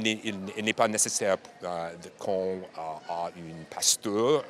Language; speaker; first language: French; non-native, learner; English